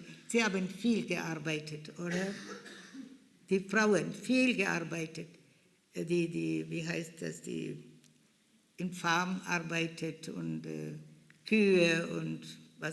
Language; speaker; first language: German; non-native, fluent; Malayalam